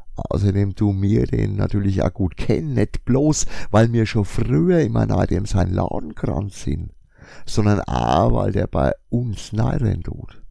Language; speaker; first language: German; native; German